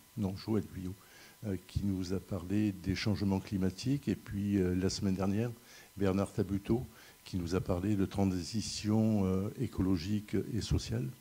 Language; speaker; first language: French; native; French